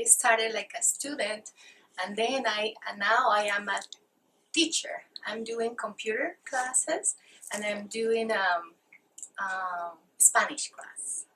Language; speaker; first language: English; non-native, learner; Spanish